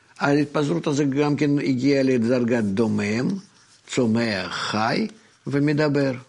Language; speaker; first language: Hebrew; non-native, fluent; Russian